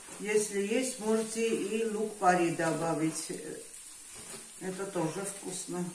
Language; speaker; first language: Russian; non-native, fluent; Armenian